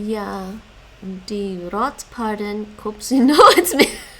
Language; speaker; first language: Dutch; non-native, learner; English